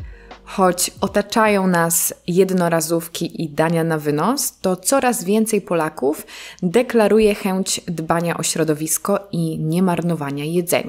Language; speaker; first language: Polish; native; Polish